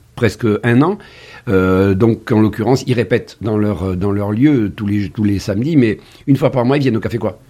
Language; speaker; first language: French; native; French